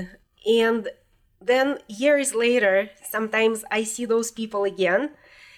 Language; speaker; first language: English; non-native, fluent; Russian